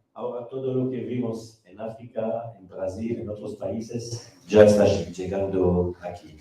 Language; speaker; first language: Spanish; non-native, fluent; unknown